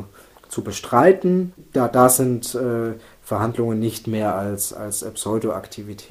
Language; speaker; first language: German; native; German